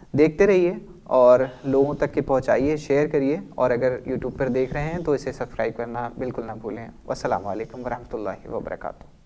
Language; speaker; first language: Urdu; native; Urdu